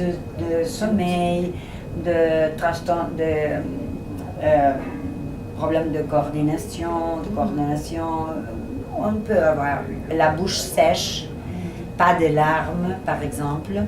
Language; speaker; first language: French; non-native, fluent; Spanish